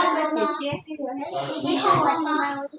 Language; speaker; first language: Chinese; early bilingual, heritage; Chinese